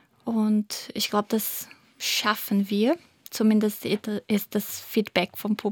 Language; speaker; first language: German; non-native, fluent; Portuguese